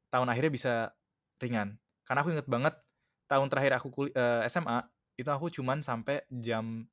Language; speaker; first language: Indonesian; early bilingual, other home language; English